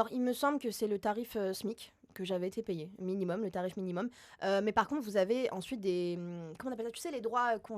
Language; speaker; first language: French; native; French